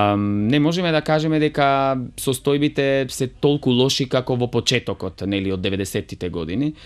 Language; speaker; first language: Macedonian; non-native, local second language; Romany